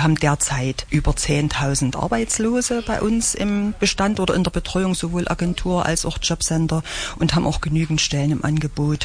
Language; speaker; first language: German; native; German